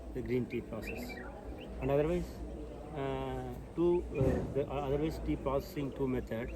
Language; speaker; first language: English; non-native, learner; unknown